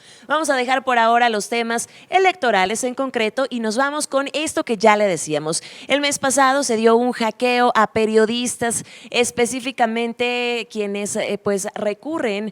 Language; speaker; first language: Spanish; native; Spanish